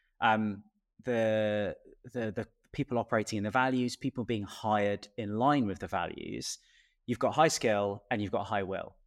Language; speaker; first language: English; native; English